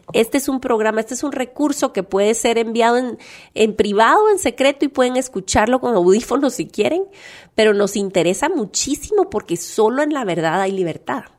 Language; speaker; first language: Spanish; native; Spanish